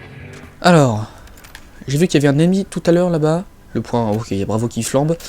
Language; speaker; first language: French; native; French